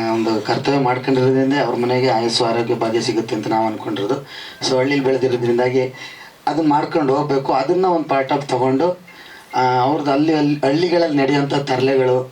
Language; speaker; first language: Kannada; native; Kannada